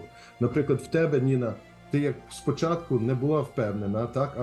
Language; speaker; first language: Ukrainian; early bilingual, heritage; Ukrainian